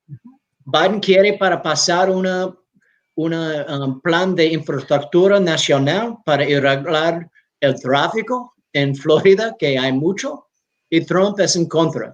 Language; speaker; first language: Spanish; non-native, learner; English